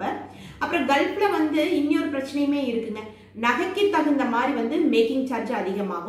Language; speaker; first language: Tamil; native; Tamil